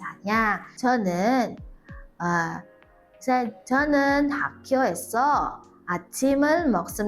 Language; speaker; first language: Korean; non-native, learner; Indonesian